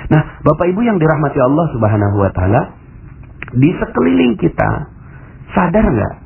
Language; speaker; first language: Indonesian; native; Indonesian